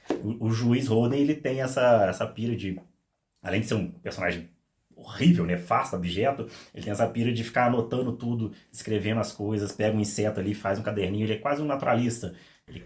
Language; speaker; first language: Portuguese; native; Portuguese